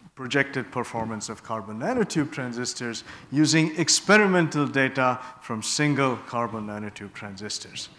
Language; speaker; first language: English; non-native, local second language; Bangla